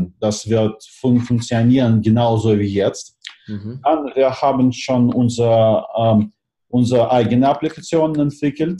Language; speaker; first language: German; non-native, fluent; Russian